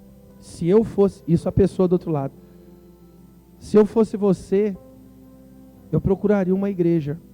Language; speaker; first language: Portuguese; native; Portuguese